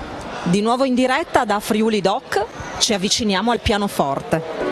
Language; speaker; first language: Italian; native; Italian